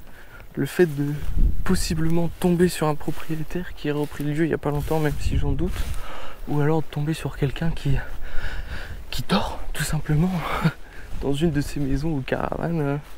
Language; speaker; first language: French; native; French